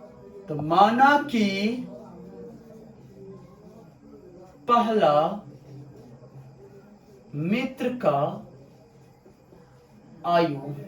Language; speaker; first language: Hindi; native; Hindi